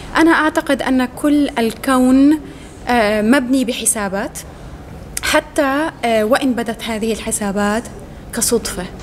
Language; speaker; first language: Arabic; native; Arabic